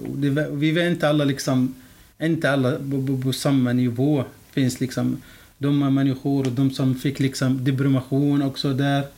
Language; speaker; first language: Swedish; non-native, fluent; Arabic